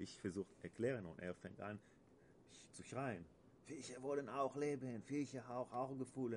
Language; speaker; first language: German; non-native, learner; Hebrew